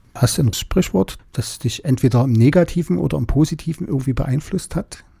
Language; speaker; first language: German; native; German